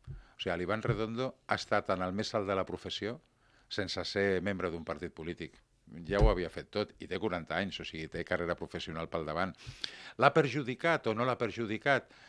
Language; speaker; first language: Catalan; non-native, local second language; Spanish